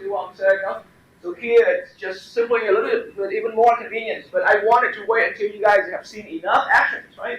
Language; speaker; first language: English; non-native, fluent; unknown